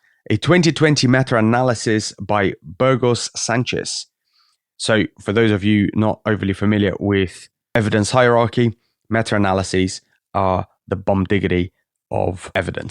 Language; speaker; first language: English; native; English